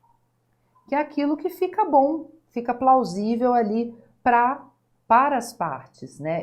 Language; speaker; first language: Portuguese; native; Portuguese